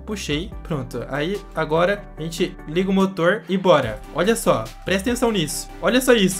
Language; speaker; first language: Portuguese; native; Portuguese